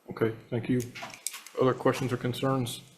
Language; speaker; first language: English; native; English